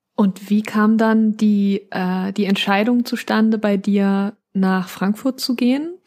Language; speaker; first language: German; native; German